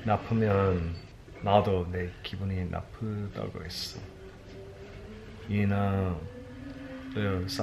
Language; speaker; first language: Korean; non-native, learner; English